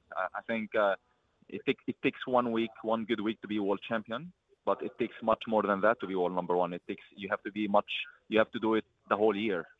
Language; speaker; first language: English; early bilingual, other home language; Arabic